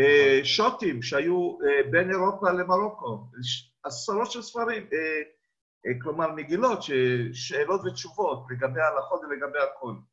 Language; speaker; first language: Hebrew; non-native, fluent; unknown